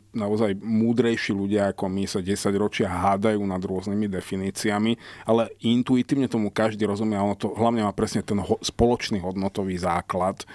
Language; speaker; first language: Slovak; non-native, local second language; Hungarian